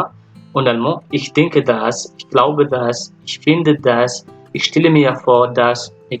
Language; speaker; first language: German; non-native, fluent; French